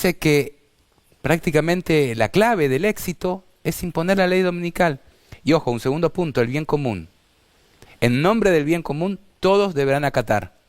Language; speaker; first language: Spanish; native; Spanish